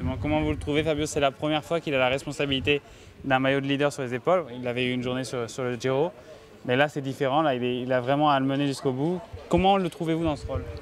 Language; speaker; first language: French; native; French